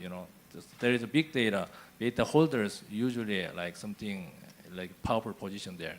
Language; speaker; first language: English; non-native, fluent; Korean